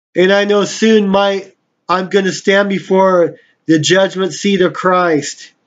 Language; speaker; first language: English; native; English